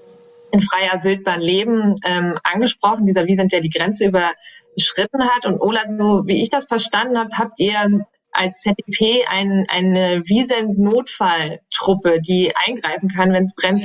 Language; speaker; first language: German; native; German